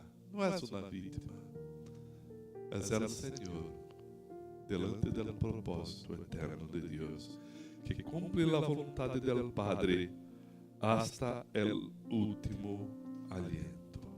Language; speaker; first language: Spanish; non-native, fluent; Portuguese